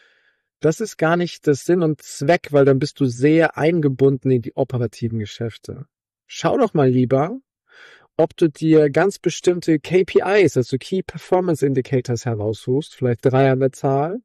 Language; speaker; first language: German; native; German